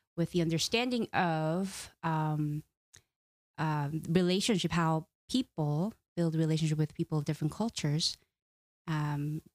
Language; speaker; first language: English; non-native, fluent; Korean